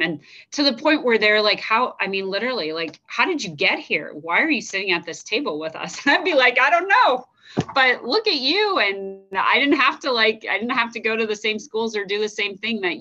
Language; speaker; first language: English; native; English